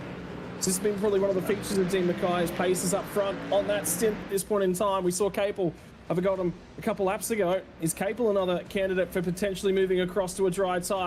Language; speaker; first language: English; native; English